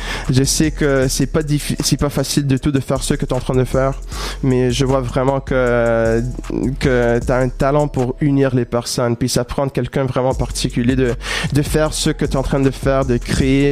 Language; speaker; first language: French; non-native, local second language; English